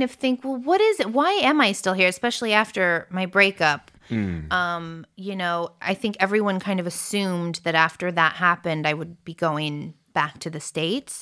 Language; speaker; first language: English; early bilingual, other home language; French